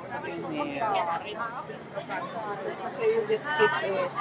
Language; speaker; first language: English; non-native, learner; Filipino